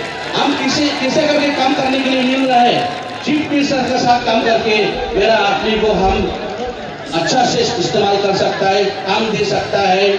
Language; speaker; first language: Hindi; non-native, local second language; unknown